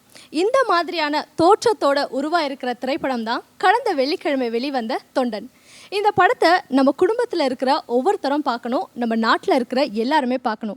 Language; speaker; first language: Tamil; native; Tamil